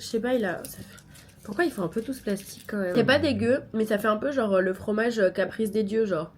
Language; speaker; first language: French; native; French